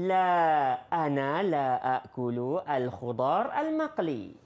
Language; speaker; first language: Arabic; non-native, fluent; Malay